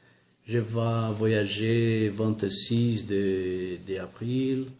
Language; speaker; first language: French; non-native, learner; Portuguese